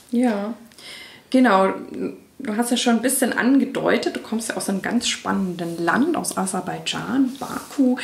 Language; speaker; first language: German; native; German